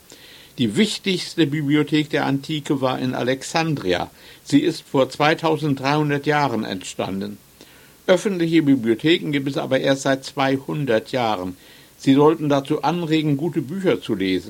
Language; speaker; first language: German; native; German